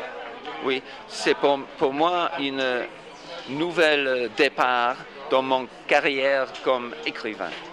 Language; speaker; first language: French; non-native, fluent; English